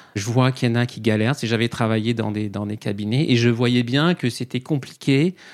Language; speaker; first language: French; native; French